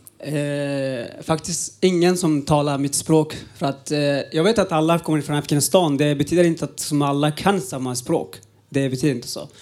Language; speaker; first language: Swedish; non-native, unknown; Uzbek